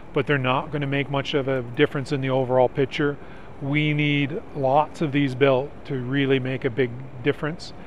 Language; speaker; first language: English; native; English